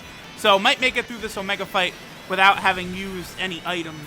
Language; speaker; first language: English; native; English